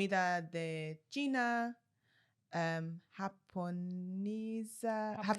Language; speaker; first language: Spanish; non-native, learner; English